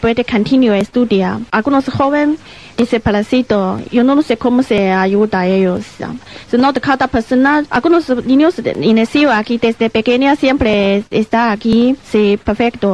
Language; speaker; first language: Spanish; non-native, learner; Chinese